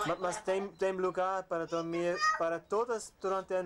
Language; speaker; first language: Portuguese; non-native, learner; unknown